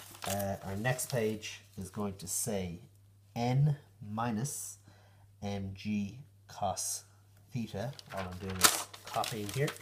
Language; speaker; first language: English; native; English